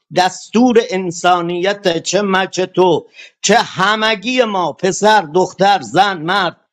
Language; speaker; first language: Persian; non-native, local second language; Kurdish